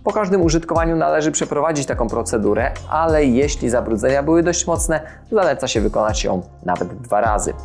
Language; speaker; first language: Polish; native; Polish